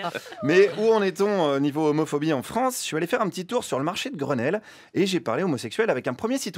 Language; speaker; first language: French; native; French